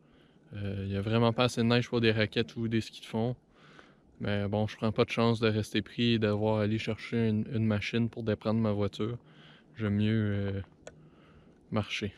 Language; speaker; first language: French; native; French